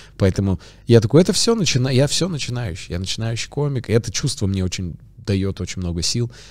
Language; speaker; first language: Russian; native; Russian